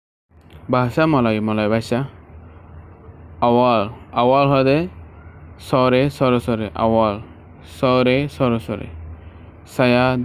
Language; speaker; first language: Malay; non-native, learner; Rohingya